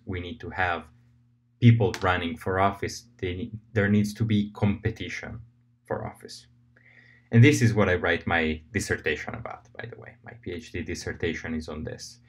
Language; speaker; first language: English; non-native, fluent; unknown